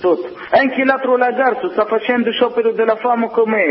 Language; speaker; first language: Italian; non-native, learner; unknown